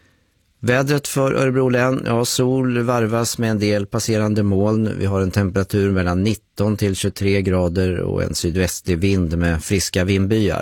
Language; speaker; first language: Swedish; native; Swedish